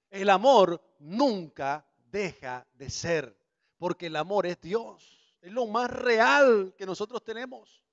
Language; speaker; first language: Spanish; native; Spanish